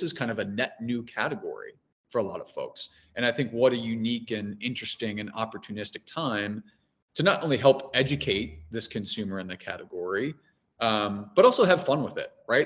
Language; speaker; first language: English; native; English